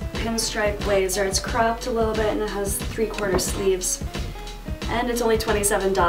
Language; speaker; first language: English; native; English